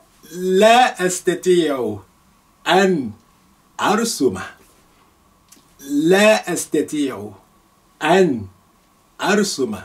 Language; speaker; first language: Arabic; non-native, fluent; Yoruba